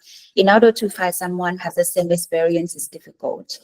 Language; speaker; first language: English; non-native, fluent; Vietnamese